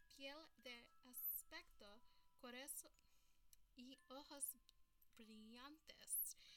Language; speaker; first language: Spanish; early bilingual, heritage; Spanish